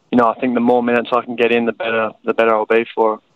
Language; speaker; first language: English; native; English